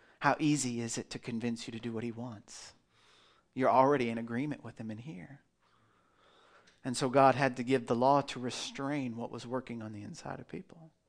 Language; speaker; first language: English; native; English